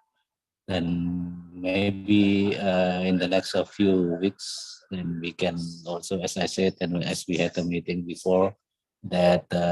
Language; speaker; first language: English; non-native, fluent; Indonesian